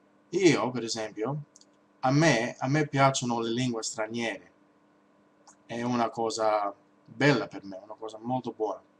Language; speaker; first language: Italian; non-native, learner; English